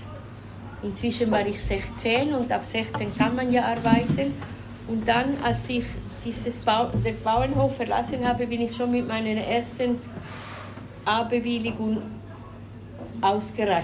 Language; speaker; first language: German; non-native, fluent; Spanish